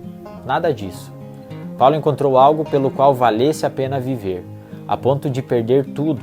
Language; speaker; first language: Portuguese; native; Portuguese